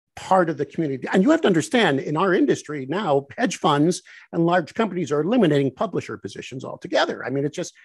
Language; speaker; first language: English; native; English